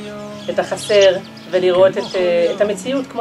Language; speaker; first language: Hebrew; native; Hebrew